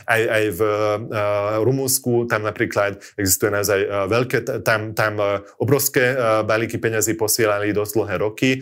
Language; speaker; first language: Slovak; non-native, local second language; Hungarian